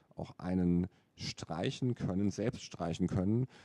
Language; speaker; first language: German; native; German